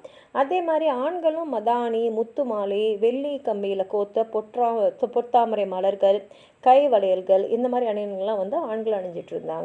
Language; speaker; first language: Tamil; native; Tamil